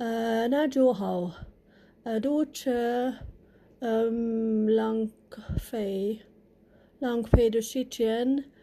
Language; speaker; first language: Chinese; non-native, learner; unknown